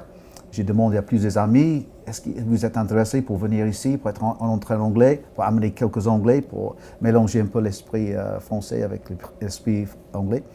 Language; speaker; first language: French; non-native, fluent; English